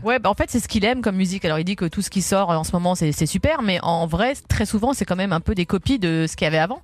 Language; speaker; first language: French; native; French